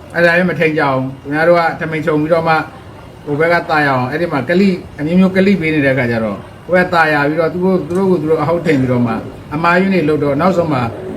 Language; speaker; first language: Burmese; native; Burmese